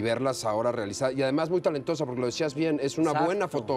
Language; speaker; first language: Spanish; native; Spanish